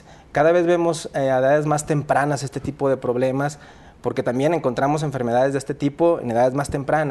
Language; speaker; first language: Spanish; native; Spanish